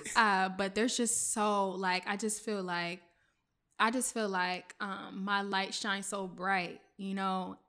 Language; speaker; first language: English; early bilingual, other home language; French